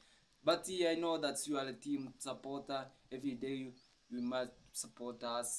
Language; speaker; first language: English; non-native, learner; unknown